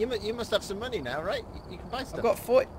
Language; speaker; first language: English; native; English